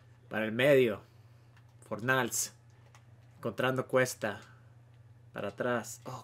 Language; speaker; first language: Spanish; early bilingual, heritage; Spanish